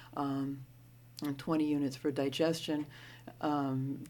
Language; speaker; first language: English; native; English